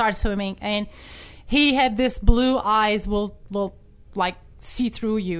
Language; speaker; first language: English; non-native, fluent; Turkish